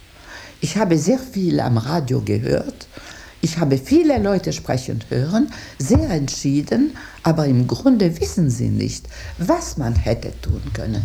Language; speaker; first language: German; non-native, local second language; French